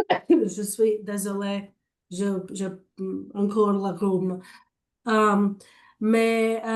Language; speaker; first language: French; non-native, learner; English